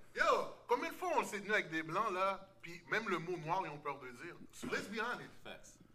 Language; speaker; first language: French; native; French